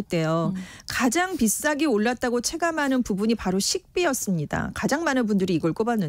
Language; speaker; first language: Korean; native; Korean